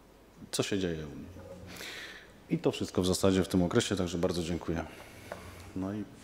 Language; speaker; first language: Polish; native; Polish